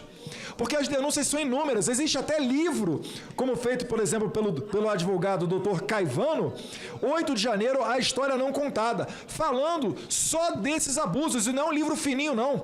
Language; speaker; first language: Portuguese; native; Portuguese